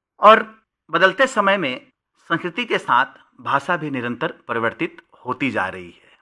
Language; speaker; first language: Hindi; native; Hindi